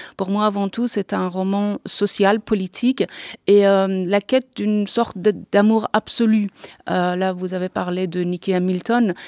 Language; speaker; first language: French; non-native, fluent; Persian